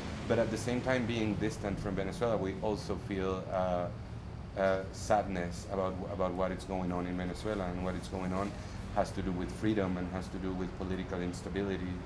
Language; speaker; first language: English; native; English